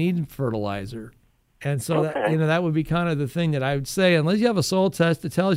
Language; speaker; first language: English; native; English